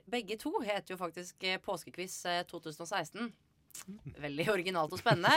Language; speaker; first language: Norwegian; native; Norwegian